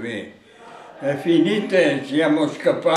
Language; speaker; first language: Italian; non-native, local second language; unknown